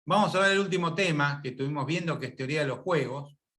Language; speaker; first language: Spanish; native; Spanish